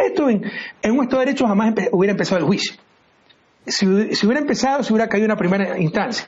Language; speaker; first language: Spanish; native; Spanish